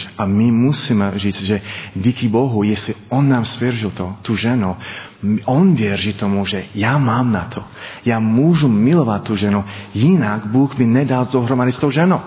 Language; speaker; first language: Czech; non-native, learner; English